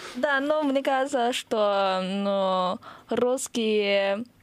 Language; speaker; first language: Russian; non-native, fluent; Chinese